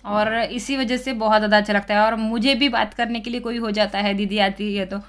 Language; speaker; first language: Hindi; non-native, local second language; Marathi